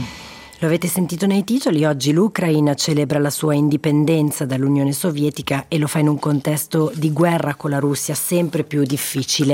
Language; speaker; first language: Italian; native; Italian